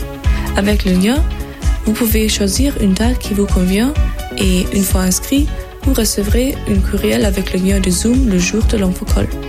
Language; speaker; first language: French; non-native, fluent; German